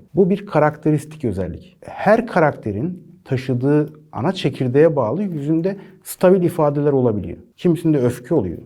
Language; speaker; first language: Turkish; native; Turkish